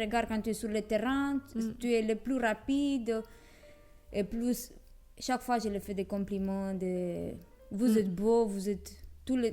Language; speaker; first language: French; non-native, fluent; Romanian